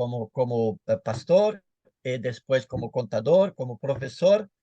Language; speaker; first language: Spanish; non-native, fluent; Portuguese